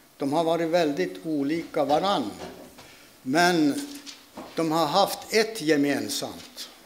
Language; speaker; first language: Swedish; non-native, local second language; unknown